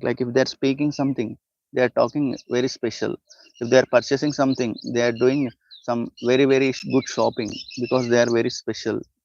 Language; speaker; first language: English; non-native, local second language; Telugu